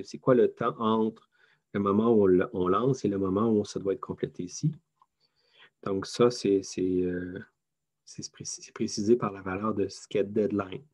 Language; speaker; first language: French; native; French